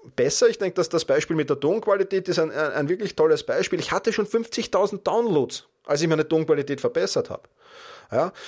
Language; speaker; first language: German; native; German